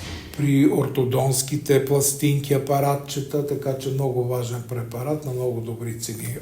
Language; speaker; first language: Bulgarian; native; Bulgarian